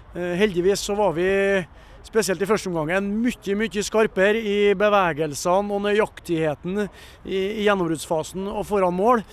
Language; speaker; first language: Norwegian; native; Norwegian